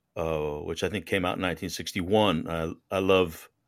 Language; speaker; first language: English; native; English